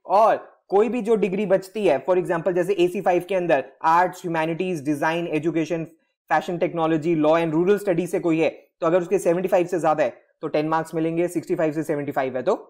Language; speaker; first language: Hindi; native; Hindi